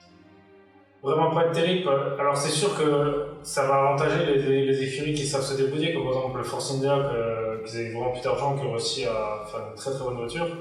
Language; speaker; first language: French; native; French